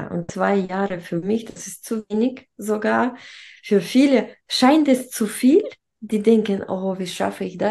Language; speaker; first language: German; non-native, fluent; Russian